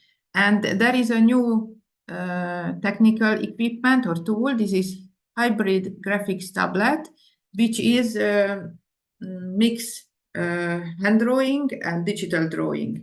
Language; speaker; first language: English; non-native, fluent; Indonesian